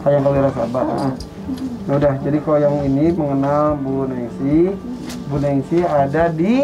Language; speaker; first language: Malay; non-native, local second language; Sundanese